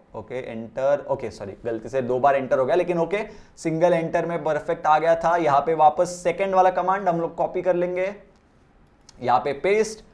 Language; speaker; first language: Hindi; non-native, local second language; Marathi